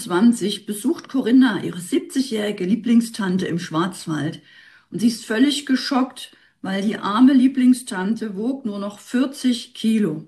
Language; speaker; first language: German; native; German